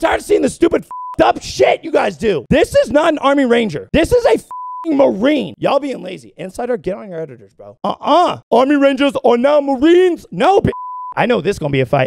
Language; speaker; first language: English; native; English